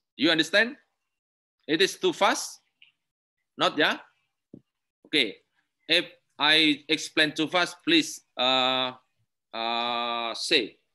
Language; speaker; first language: English; non-native, learner; Indonesian